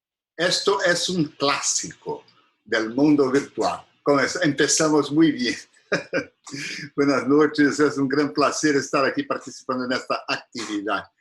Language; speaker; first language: Spanish; non-native, fluent; Portuguese